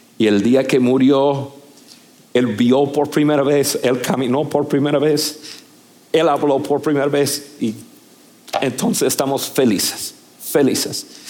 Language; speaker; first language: Spanish; non-native, fluent; English